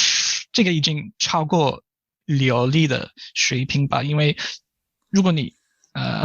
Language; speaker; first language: Chinese; non-native, fluent; English